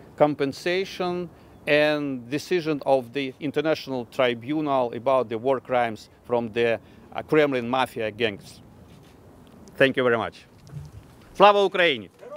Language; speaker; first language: English; non-native, fluent; Ukrainian